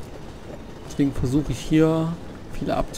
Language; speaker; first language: German; native; German